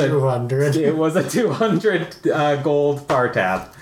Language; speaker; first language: English; native; English